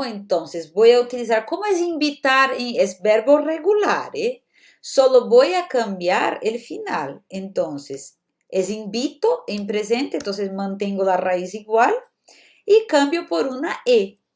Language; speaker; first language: Spanish; non-native, fluent; Portuguese